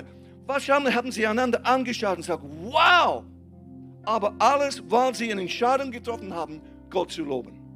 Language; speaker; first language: German; non-native, fluent; English